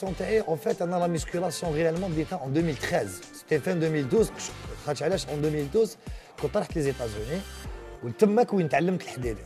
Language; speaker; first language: French; non-native, local second language; Arabic